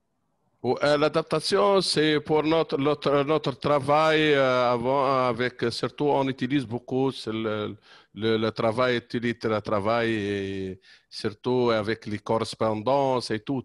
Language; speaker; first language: French; non-native, local second language; Arabic